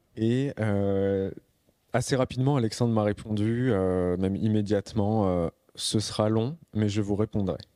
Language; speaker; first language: French; native; French